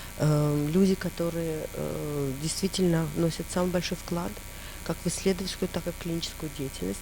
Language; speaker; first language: Russian; native; Russian